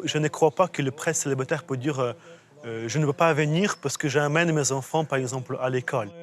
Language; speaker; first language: French; non-native, fluent; Ukrainian